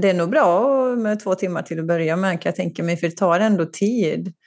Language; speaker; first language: Swedish; native; Swedish